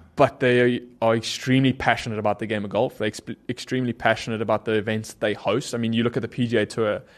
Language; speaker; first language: English; native; English